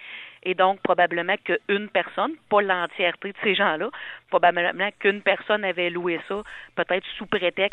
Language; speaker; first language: French; native; French